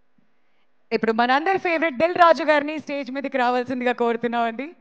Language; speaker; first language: Telugu; native; Telugu